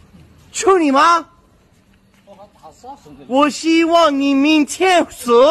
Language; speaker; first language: Chinese; non-native, learner; English